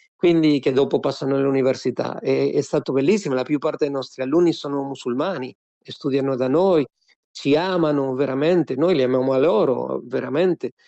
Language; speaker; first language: Italian; non-native, fluent; Spanish